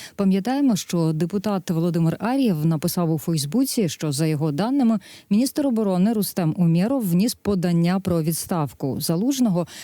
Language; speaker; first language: Ukrainian; native; Ukrainian